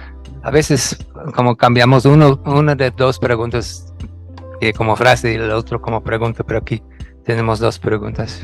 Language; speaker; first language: Spanish; non-native, fluent; English